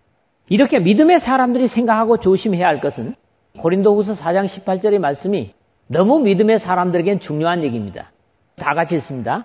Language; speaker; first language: Korean; native; Korean